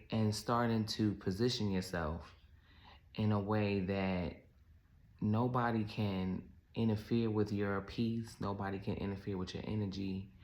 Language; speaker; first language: English; native; English